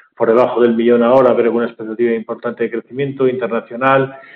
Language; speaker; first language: Spanish; native; Spanish